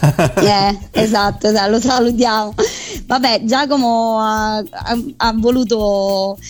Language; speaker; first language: Italian; native; Italian